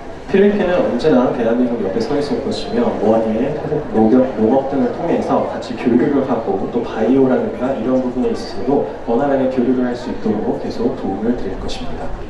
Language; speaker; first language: Korean; native; Korean